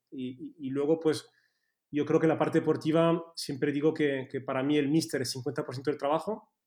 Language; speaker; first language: Spanish; early bilingual, heritage; Spanish